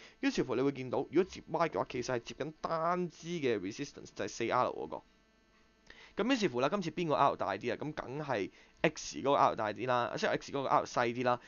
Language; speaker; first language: Cantonese; native; Cantonese